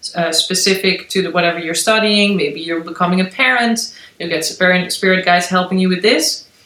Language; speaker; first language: English; non-native, fluent; Dutch